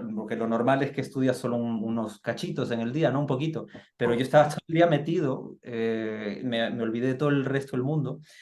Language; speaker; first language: Spanish; native; Spanish